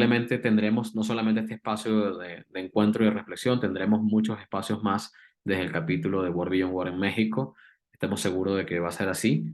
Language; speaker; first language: Spanish; native; Spanish